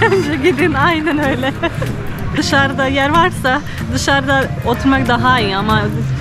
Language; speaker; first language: Turkish; non-native, fluent; Slovenian